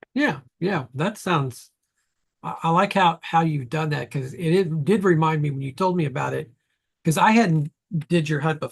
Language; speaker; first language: English; native; English